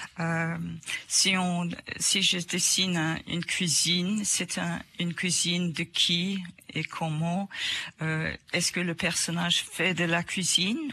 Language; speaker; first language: French; non-native, fluent; English